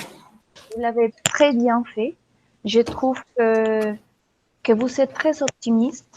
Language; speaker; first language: French; non-native, fluent; Spanish